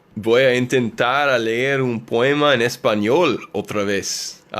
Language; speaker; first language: Spanish; non-native, learner; English